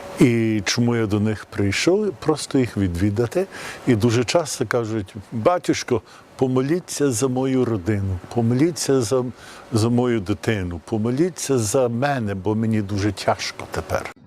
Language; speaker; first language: Ukrainian; early bilingual, heritage; Ukrainian